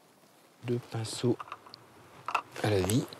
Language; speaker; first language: French; native; French